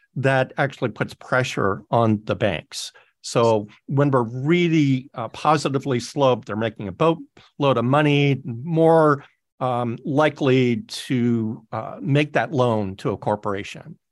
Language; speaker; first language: English; native; English